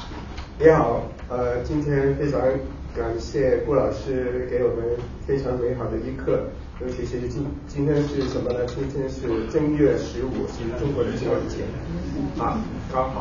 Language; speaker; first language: Chinese; non-native, local second language; Cantonese